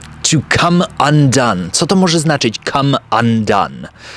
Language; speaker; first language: English; early bilingual, other home language; Polish